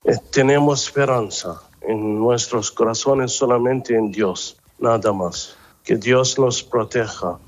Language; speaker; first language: Spanish; non-native, fluent; Arabic